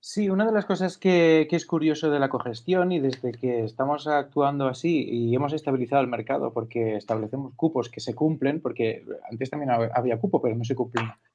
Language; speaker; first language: Spanish; non-native, local second language; Catalan